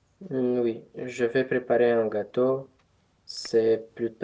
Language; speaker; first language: French; non-native, learner; Romanian